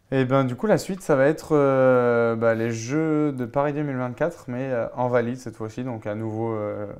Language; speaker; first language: French; native; French